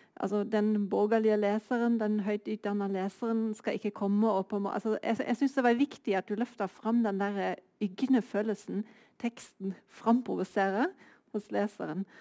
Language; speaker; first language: Norwegian; native; Norwegian